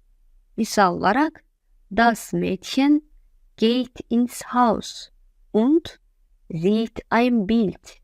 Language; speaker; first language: German; non-native, fluent; Azerbaijani